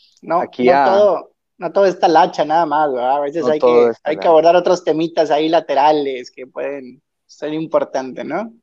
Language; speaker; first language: Spanish; native; Spanish